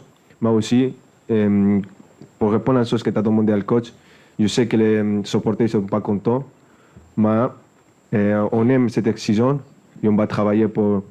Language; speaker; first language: French; non-native, fluent; Spanish